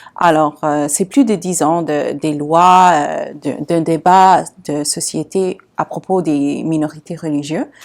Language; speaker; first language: French; non-native, local second language; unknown